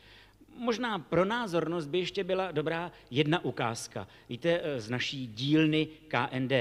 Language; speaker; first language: Czech; native; Czech